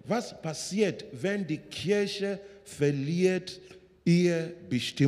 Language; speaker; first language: German; non-native, learner; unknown